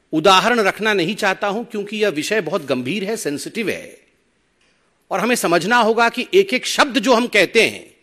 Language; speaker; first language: Hindi; non-native, local second language; Odia